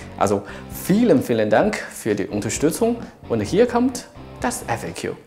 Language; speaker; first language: German; non-native, fluent; Chinese